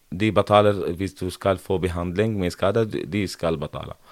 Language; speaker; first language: Norwegian; non-native, learner; Arabic